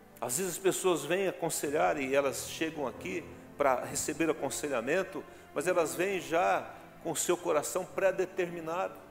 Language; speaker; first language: Portuguese; native; Portuguese